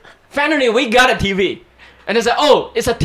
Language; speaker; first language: English; non-native, fluent; Chinese